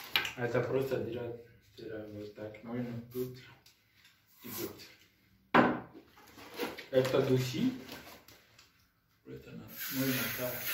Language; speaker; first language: Russian; non-native, learner; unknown